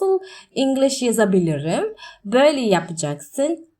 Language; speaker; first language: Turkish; non-native, learner; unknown